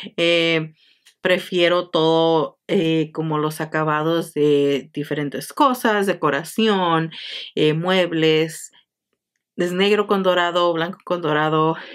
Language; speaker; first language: Spanish; early bilingual, heritage; Spanish